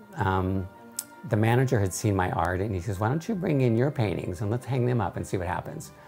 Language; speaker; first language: English; native; English